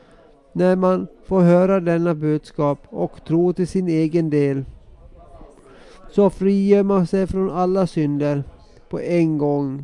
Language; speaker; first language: Swedish; non-native, local second language; Finnish